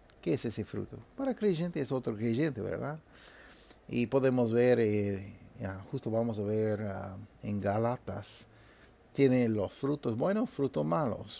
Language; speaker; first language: Spanish; non-native, fluent; English